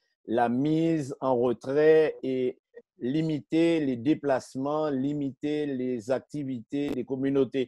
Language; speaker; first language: French; native; French